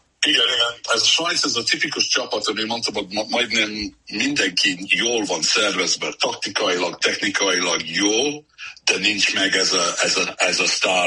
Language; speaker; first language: Hungarian; early bilingual, heritage; Hungarian